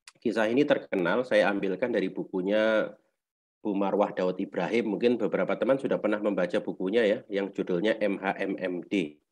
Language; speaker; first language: Indonesian; native; Indonesian